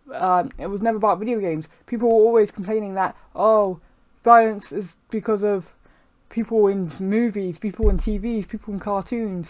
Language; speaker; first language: English; native; English